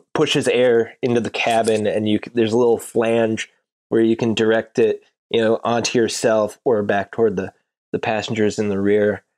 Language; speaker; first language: English; native; English